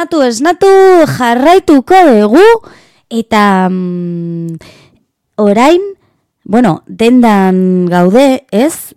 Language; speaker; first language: Basque; non-native, learner; Spanish